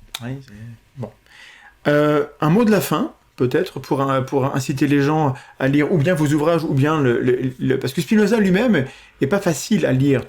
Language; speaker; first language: French; native; French